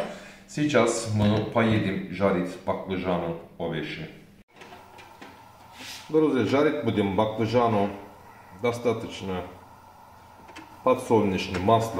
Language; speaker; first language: Russian; non-native, learner; Turkish